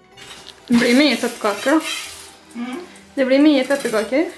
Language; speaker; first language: Norwegian; native; Norwegian